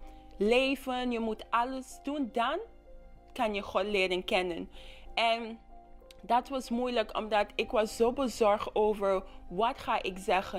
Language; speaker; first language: Dutch; non-native, local second language; English